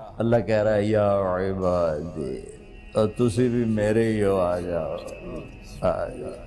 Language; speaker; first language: Urdu; non-native, local second language; Punjabi